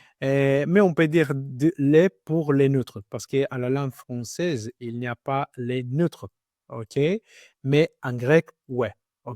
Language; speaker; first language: French; non-native, learner; Greek